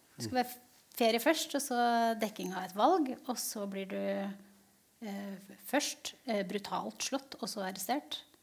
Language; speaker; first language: Norwegian; native; Norwegian